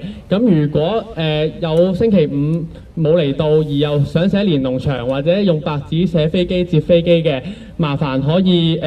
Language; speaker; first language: Cantonese; native; Cantonese